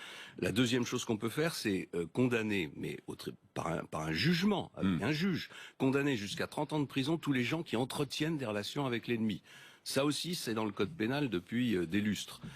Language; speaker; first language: French; native; French